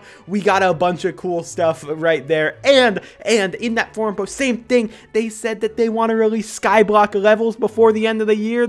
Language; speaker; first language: English; native; English